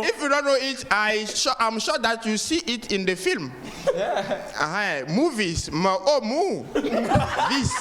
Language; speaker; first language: English; non-native, learner; French